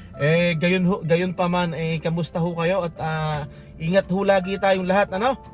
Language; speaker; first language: Filipino; native; Filipino